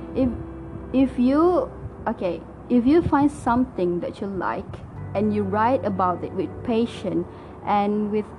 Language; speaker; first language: English; non-native, local second language; Malay